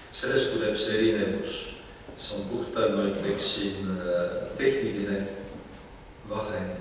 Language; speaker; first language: Estonian; non-native, fluent; French